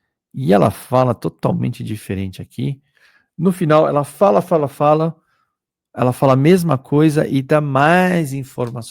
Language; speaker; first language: Portuguese; native; Portuguese